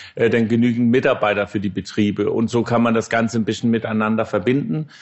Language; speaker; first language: German; non-native, fluent; Danish